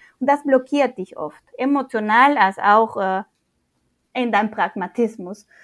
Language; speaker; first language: German; non-native, fluent; Spanish